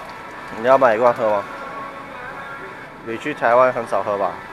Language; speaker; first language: Chinese; native; Chinese